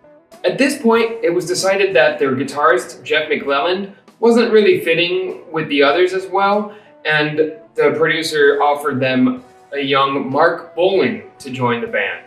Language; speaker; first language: English; native; English